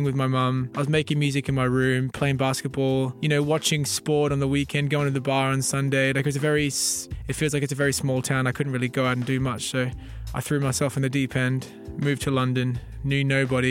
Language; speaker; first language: English; native; English